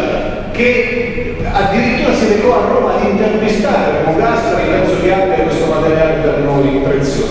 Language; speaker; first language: Italian; native; Italian